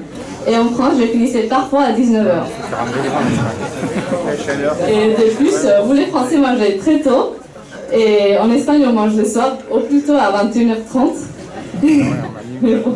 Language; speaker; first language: French; non-native, fluent; Spanish